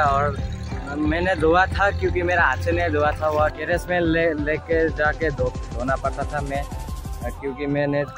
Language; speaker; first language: Hindi; non-native, local second language; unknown